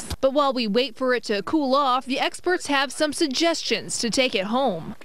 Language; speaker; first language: English; native; English